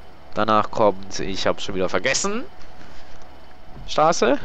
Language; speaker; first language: German; native; German